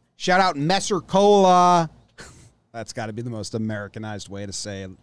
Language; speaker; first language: English; early bilingual, other home language; Italian